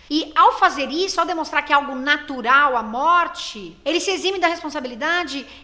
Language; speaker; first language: Portuguese; native; Portuguese